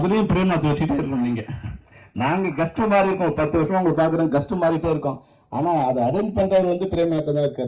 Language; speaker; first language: Tamil; native; Tamil